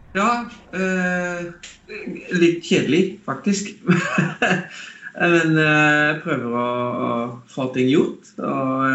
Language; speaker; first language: Norwegian; non-native, fluent; Dutch